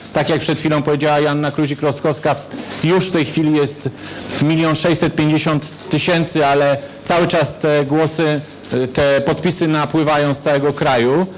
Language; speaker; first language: Polish; native; Polish